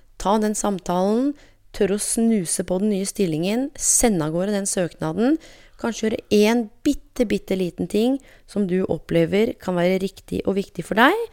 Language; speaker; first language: Norwegian; native; Norwegian